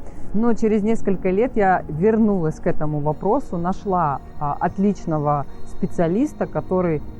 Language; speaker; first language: Russian; native; Russian